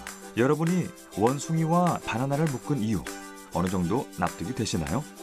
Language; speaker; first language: Korean; native; Korean